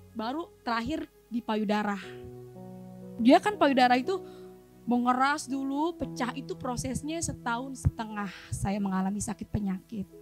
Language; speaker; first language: Indonesian; native; Indonesian